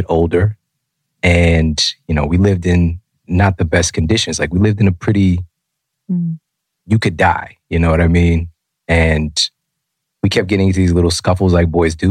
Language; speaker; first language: English; native; English